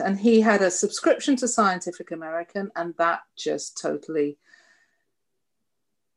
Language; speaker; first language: English; native; English